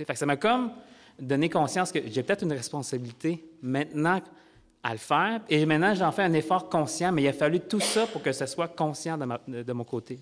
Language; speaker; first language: French; early bilingual, other home language; Vietnamese